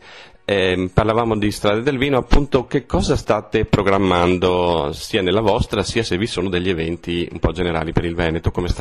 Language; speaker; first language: Italian; native; Italian